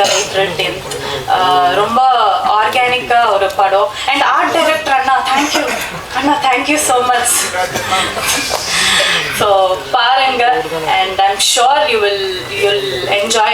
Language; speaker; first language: Tamil; non-native, learner; Kannada